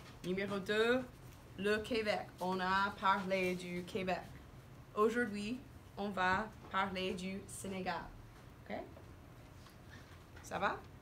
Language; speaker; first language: French; non-native, fluent; English